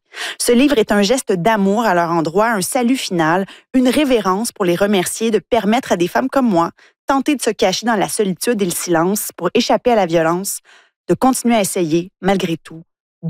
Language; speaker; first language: French; native; French